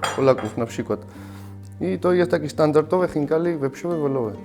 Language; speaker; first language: Polish; non-native, fluent; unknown